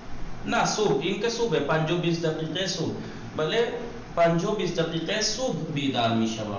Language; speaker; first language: Persian; non-native, fluent; Urdu